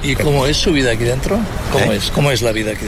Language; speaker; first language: Spanish; native; Spanish